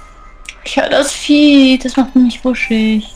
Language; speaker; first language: German; native; German